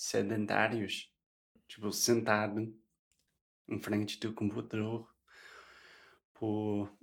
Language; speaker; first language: Portuguese; non-native, fluent; English